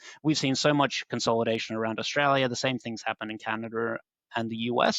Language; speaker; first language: English; native; English